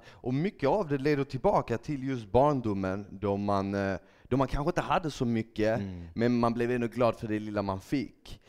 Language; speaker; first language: Swedish; early bilingual, other home language; Bosnian